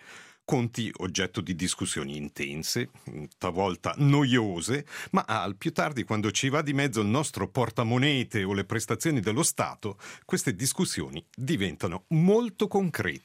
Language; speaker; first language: Italian; native; Italian